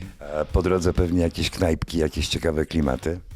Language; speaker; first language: Polish; native; Polish